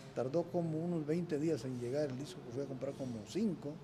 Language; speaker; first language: Spanish; native; Spanish